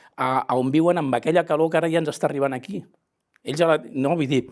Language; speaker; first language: Catalan; native; Catalan